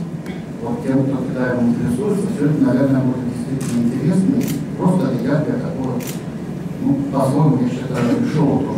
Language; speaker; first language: Russian; native; Russian